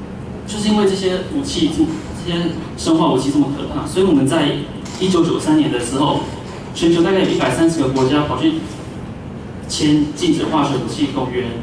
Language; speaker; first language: Chinese; native; Chinese